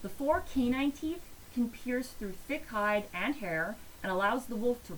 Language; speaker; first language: English; native; English